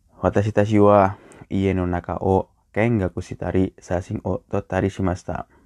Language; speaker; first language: Japanese; non-native, learner; Indonesian